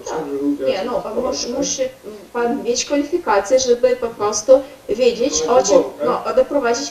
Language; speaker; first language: Polish; non-native, learner; Ukrainian